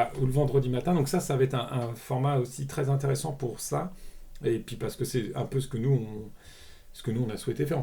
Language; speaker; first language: French; native; French